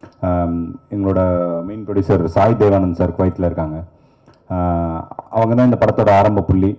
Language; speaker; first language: Tamil; native; Tamil